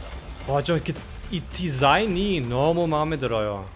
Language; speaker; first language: Korean; non-native, fluent; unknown